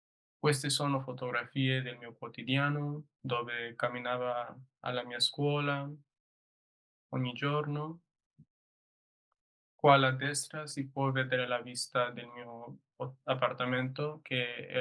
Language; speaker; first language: Italian; non-native, learner; English